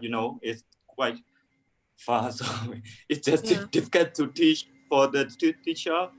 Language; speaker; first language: English; non-native, learner; Burmese